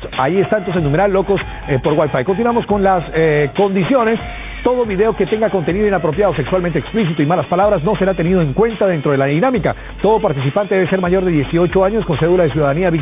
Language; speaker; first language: Spanish; native; Spanish